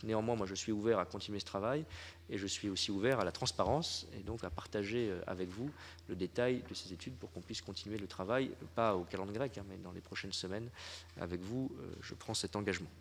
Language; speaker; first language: French; native; French